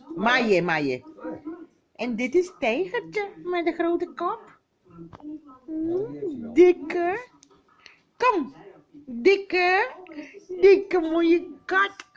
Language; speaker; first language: Dutch; non-native, learner; Spanish